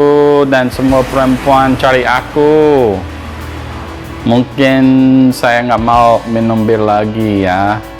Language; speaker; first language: Indonesian; non-native, learner; English